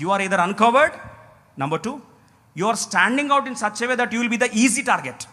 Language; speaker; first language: English; non-native, local second language; Telugu